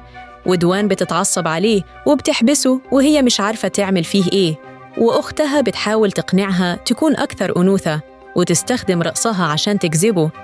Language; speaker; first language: Arabic; native; Arabic